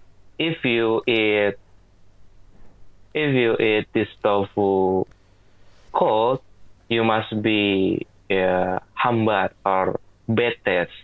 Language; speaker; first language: English; non-native, learner; Indonesian